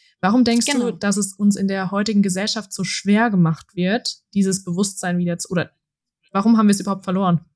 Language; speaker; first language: German; native; German